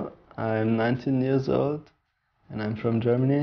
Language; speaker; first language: English; non-native, fluent; German